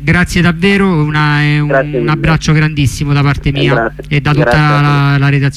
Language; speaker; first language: Italian; native; Italian